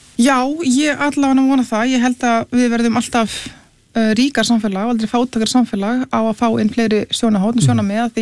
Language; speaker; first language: Icelandic; early bilingual, other home language; Serbian